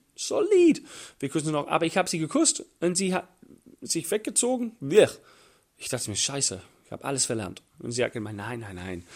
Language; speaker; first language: German; non-native, fluent; English